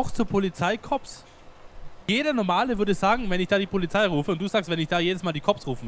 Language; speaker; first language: German; native; German